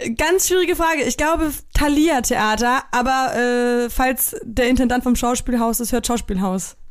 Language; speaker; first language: German; early bilingual, other home language; Polish